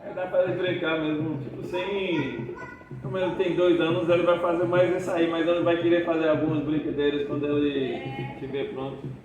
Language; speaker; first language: Portuguese; non-native, fluent; English